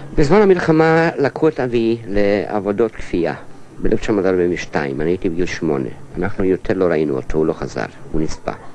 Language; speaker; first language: Hebrew; non-native, fluent; Hungarian